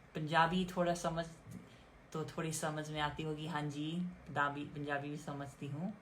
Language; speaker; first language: Hindi; non-native, fluent; English